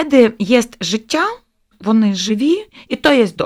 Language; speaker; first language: Polish; non-native, learner; Ukrainian